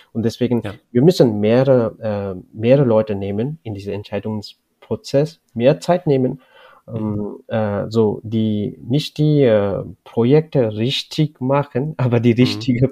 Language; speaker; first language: German; non-native, learner; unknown